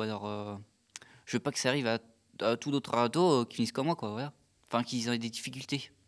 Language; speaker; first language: French; native; French